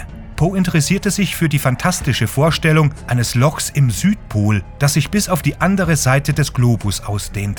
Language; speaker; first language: German; native; German